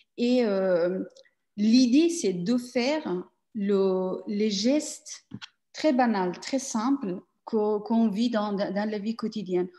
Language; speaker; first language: French; non-native, learner; Persian